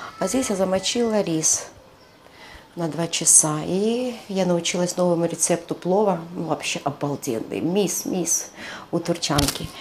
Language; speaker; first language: Russian; non-native, local second language; Georgian